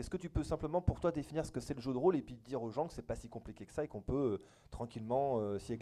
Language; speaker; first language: French; native; French